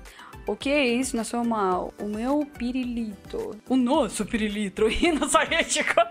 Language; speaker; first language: Portuguese; non-native, learner; Russian